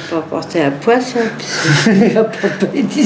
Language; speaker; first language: French; native; French